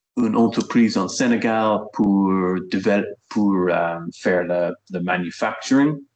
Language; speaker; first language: French; non-native, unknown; English